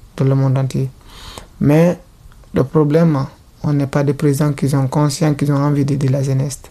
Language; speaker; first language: French; non-native, local second language; Fula